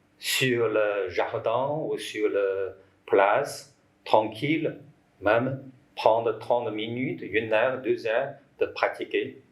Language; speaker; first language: French; non-native, learner; Chinese